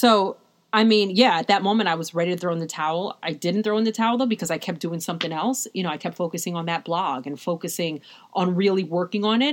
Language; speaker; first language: English; native; English